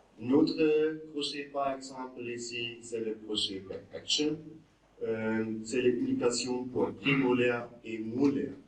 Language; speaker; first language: French; non-native, learner; German